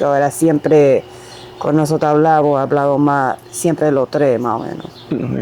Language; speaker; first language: Spanish; early bilingual, heritage; Spanish